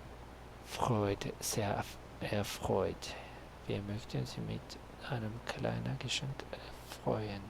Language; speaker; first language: German; non-native, learner; Spanish